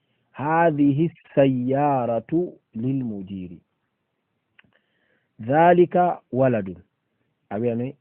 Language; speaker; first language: Arabic; non-native, fluent; Fula